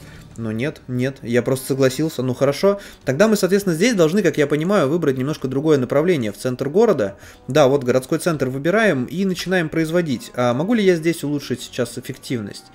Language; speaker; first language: Russian; native; Russian